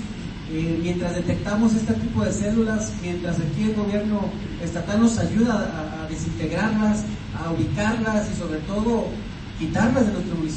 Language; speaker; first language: Spanish; native; Spanish